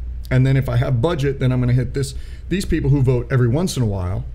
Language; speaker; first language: English; native; English